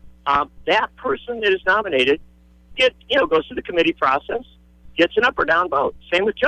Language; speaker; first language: English; native; English